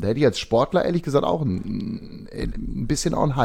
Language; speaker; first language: German; native; German